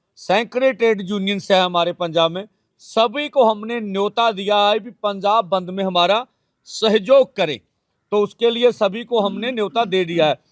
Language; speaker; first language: Hindi; non-native, local second language; Punjabi